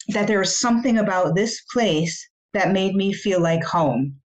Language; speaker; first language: English; native; English